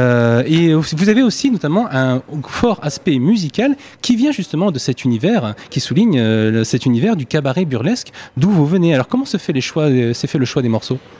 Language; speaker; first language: French; native; French